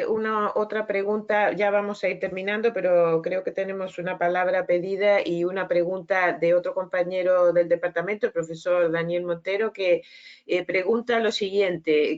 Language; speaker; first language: Spanish; native; Spanish